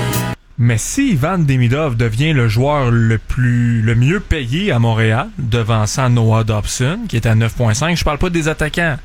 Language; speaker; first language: French; native; French